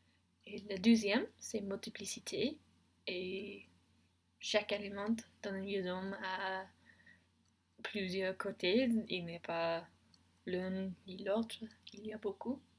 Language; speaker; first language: French; non-native, learner; English